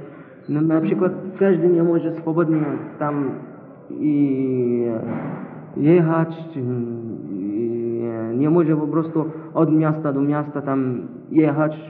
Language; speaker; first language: Polish; non-native, learner; Arabic